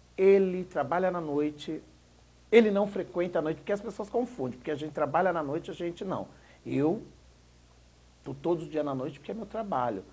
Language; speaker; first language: Portuguese; native; Portuguese